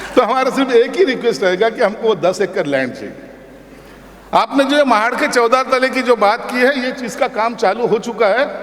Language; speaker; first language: Hindi; non-native, local second language; Marathi